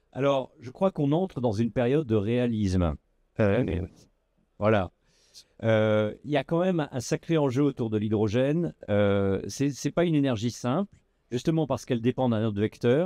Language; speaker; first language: French; native; French